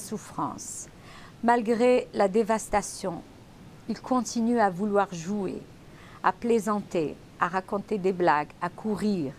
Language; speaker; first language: French; non-native, local second language; Arabic